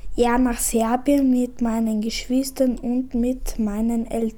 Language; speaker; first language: German; early bilingual, other home language; Serbian